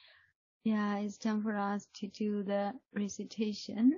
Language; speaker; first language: English; non-native, fluent; Chinese